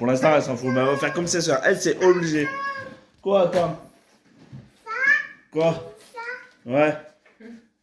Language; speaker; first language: French; native; French